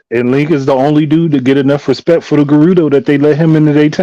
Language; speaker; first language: English; native; English